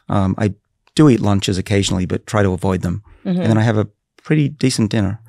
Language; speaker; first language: English; native; English